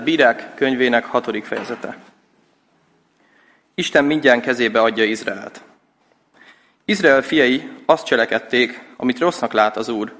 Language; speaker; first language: Hungarian; native; Hungarian